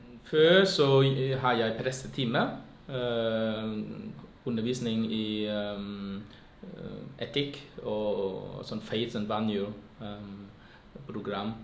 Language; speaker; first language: Norwegian; non-native, fluent; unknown